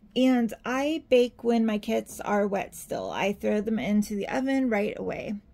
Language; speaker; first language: English; native; English